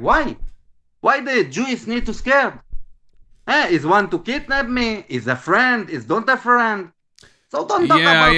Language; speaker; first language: English; non-native, learner; Hebrew